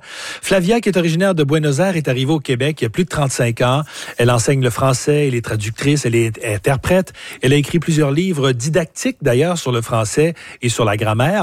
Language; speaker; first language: French; native; French